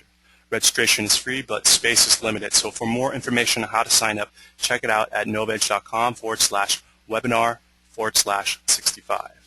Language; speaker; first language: English; native; English